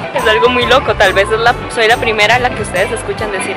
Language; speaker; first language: Spanish; early bilingual, other home language; Cantonese